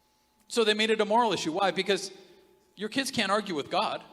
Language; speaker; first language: English; native; English